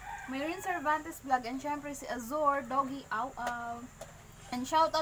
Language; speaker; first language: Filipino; native; Filipino